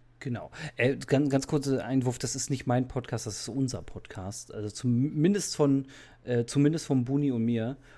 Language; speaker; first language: German; native; German